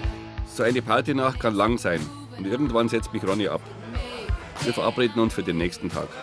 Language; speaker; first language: German; native; German